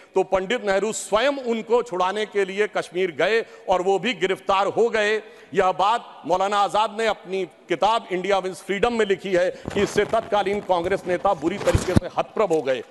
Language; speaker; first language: Hindi; native; Hindi